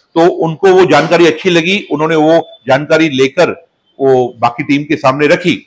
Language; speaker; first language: Hindi; non-native, local second language; Sindhi